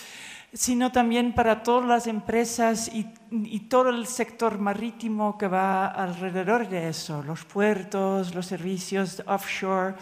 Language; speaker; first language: Spanish; non-native, fluent; Dutch